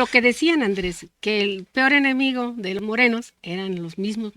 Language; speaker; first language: Spanish; native; Spanish